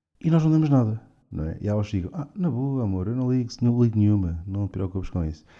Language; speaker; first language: Portuguese; native; Portuguese